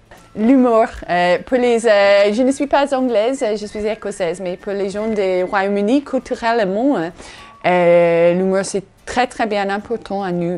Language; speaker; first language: French; non-native, fluent; English